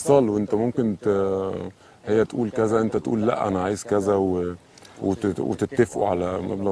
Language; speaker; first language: Arabic; native; Arabic